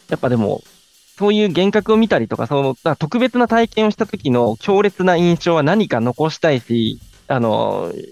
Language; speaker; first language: Japanese; native; Japanese